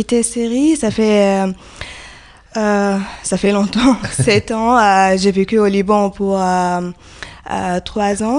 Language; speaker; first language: French; non-native, learner; Arabic